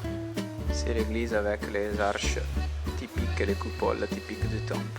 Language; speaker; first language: French; non-native, learner; Italian